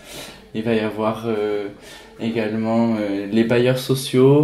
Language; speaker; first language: French; native; French